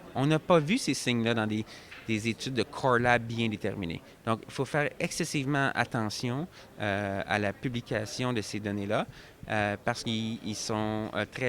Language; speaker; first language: French; native; French